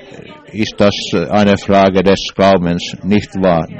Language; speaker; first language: German; non-native, learner; English